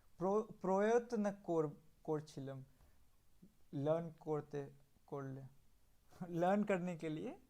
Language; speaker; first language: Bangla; non-native, learner; Hindi